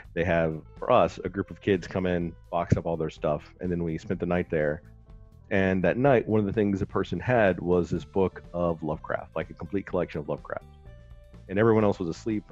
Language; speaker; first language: English; native; English